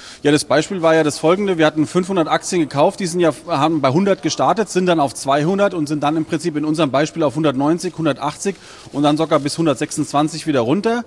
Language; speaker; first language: German; native; German